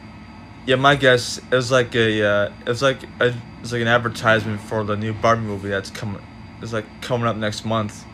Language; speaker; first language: English; native; English